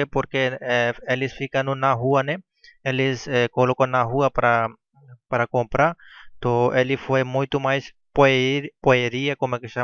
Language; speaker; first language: Portuguese; non-native, learner; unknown